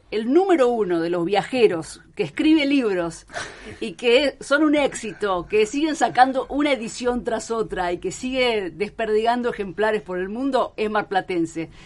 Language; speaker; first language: Spanish; native; Spanish